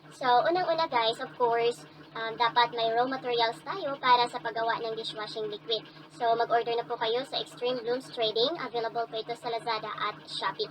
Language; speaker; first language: Filipino; non-native, local second language; Cebuano